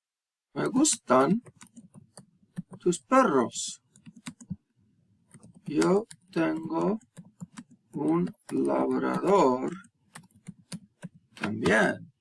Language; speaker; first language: Spanish; non-native, fluent; English